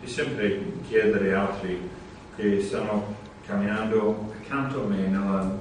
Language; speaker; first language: Italian; non-native, fluent; English